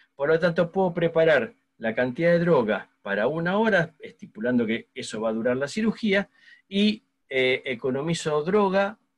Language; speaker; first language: Spanish; native; Spanish